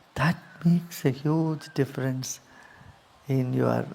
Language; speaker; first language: English; non-native, local second language; Hindi